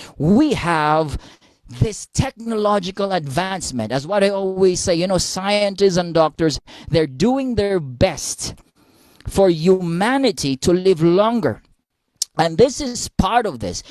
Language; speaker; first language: English; non-native, local second language; Filipino